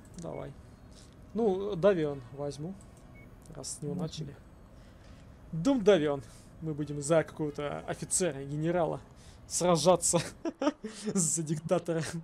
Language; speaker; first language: Russian; native; Russian